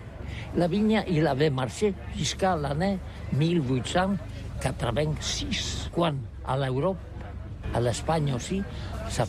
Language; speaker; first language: French; non-native, learner; Catalan